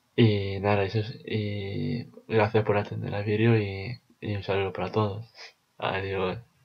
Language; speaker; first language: Spanish; native; Spanish